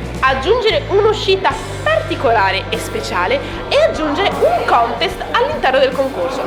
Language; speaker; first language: Italian; native; Italian